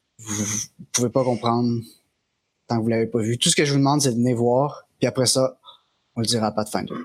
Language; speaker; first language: French; native; French